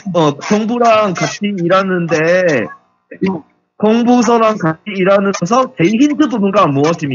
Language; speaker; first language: Korean; non-native, fluent; Chinese